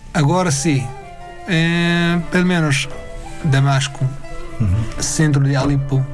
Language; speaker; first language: Portuguese; non-native, learner; Arabic